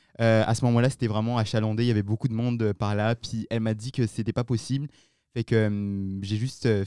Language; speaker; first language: French; non-native, local second language; Malagasy